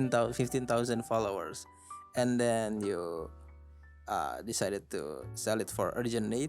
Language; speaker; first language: English; non-native, learner; Indonesian